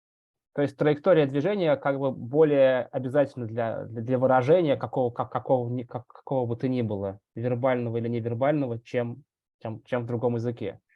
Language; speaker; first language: Russian; native; Russian